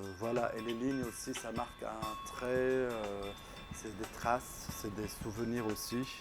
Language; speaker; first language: French; non-native, local second language; Arabic